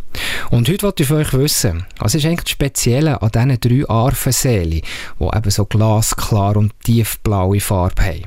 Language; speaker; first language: German; native; German